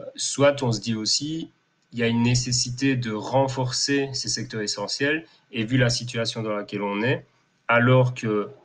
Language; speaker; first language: French; native; French